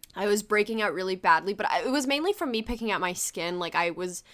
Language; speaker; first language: English; early bilingual, other home language; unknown